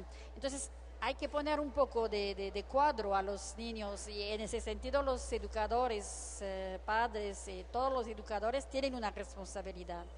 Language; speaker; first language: Spanish; non-native, fluent; French